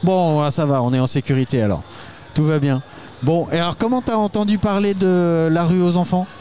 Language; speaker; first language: French; native; French